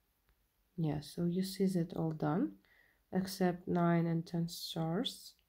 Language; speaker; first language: English; non-native, learner; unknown